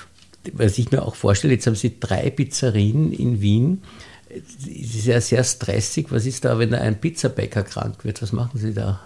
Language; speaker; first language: German; native; German